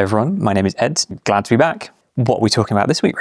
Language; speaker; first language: English; native; English